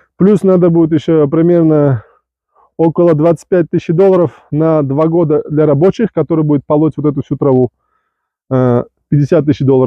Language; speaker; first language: Russian; non-native, local second language; Uzbek